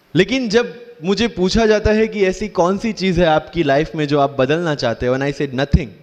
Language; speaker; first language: Hindi; non-native, local second language; Gujarati